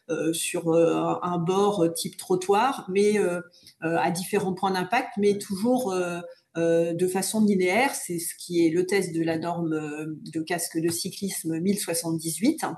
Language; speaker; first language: French; native; French